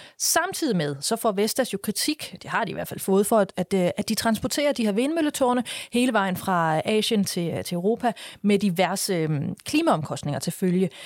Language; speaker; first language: Danish; native; Danish